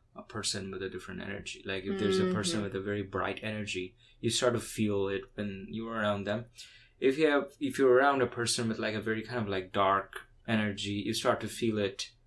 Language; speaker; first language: English; non-native, local second language; Bangla